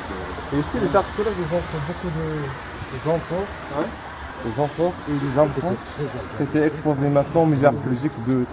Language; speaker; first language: French; non-native, local second language; Arabic